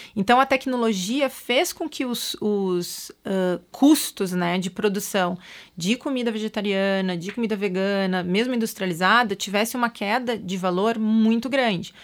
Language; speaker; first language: Portuguese; native; Portuguese